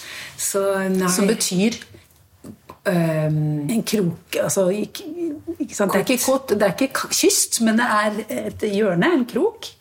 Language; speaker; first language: Norwegian; native; Norwegian